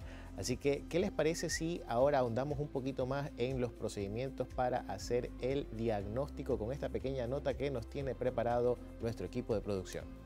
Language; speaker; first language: Spanish; native; Spanish